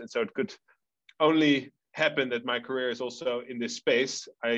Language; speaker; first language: English; non-native, fluent; Dutch